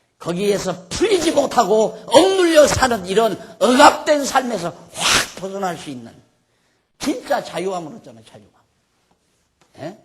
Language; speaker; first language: Korean; native; Korean